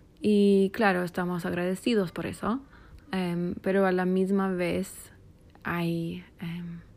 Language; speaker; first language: Spanish; non-native, fluent; English